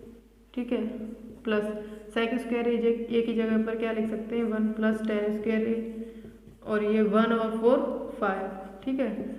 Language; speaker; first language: Hindi; native; Hindi